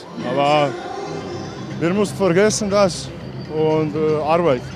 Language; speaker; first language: German; non-native, learner; Croatian